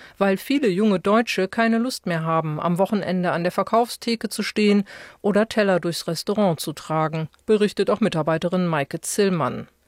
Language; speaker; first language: German; native; German